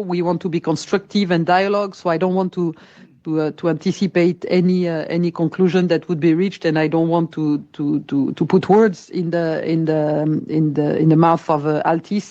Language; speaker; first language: English; non-native, fluent; French